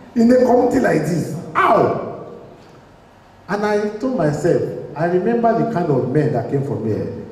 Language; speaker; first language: English; non-native, local second language; Yoruba